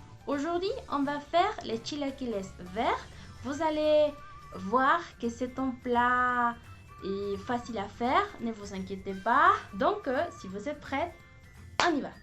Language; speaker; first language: French; non-native, fluent; Spanish